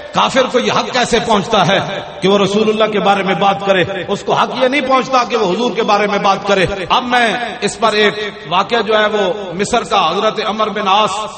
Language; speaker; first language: Urdu; non-native, local second language; Punjabi